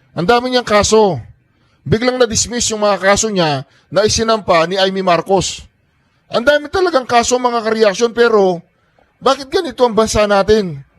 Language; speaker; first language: Filipino; native; Filipino